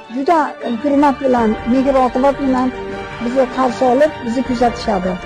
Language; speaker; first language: Uzbek; native; Uzbek